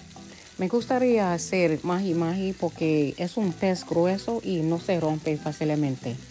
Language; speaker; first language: Spanish; early bilingual, heritage; English